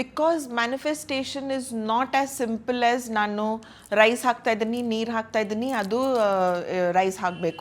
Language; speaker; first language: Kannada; non-native, local second language; Hindi